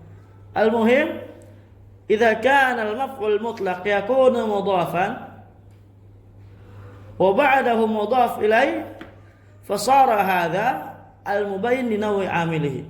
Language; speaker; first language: Arabic; non-native, fluent; Indonesian